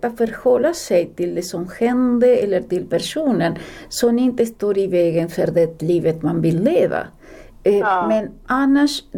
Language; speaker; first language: Swedish; non-native, fluent; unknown